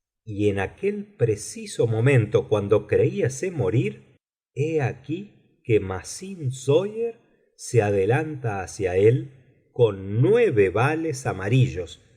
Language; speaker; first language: Spanish; native; Spanish